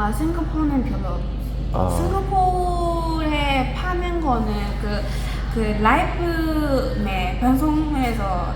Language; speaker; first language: Korean; non-native, learner; Burmese